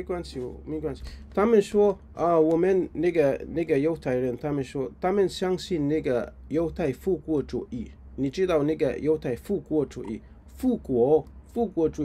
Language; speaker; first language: Chinese; non-native, fluent; Arabic